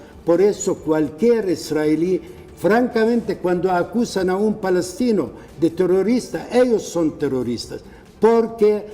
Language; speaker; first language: Spanish; non-native, fluent; Arabic